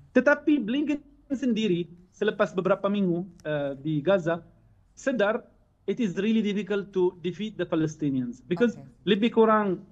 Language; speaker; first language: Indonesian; non-native, fluent; Arabic